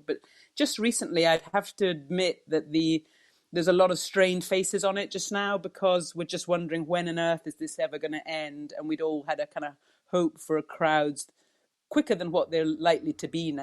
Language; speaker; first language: English; native; English